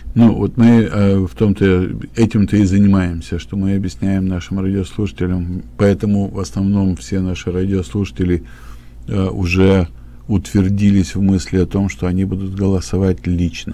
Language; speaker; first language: Russian; native; Russian